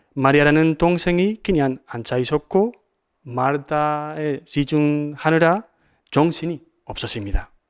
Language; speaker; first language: Korean; non-native, fluent; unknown